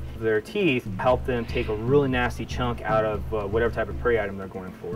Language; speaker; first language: English; native; English